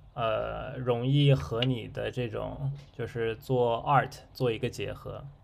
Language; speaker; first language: Chinese; native; Chinese